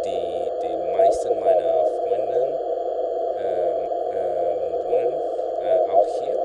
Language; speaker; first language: German; non-native, learner; Spanish